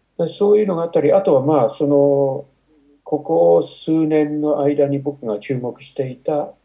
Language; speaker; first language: Japanese; non-native, fluent; English